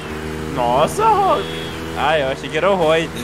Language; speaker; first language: Portuguese; native; Portuguese